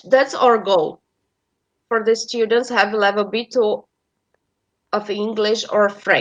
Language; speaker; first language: English; non-native, fluent; Portuguese